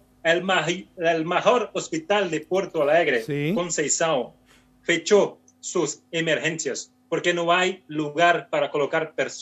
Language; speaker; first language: Spanish; non-native, fluent; Portuguese